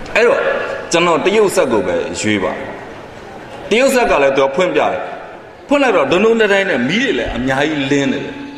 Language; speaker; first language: Burmese; native; Burmese